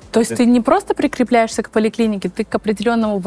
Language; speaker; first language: Russian; native; Russian